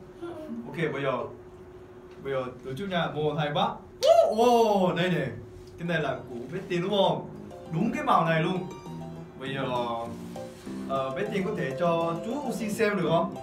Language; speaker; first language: Vietnamese; non-native, fluent; Korean